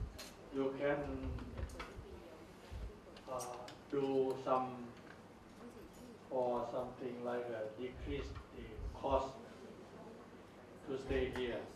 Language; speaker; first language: English; non-native, learner; Thai